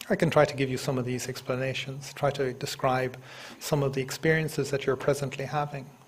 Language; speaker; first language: English; native; English